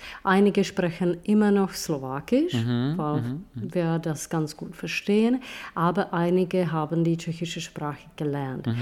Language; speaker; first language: German; non-native, fluent; Czech